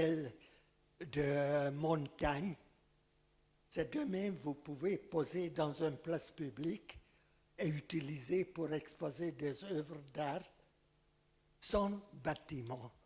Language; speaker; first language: French; non-native, fluent; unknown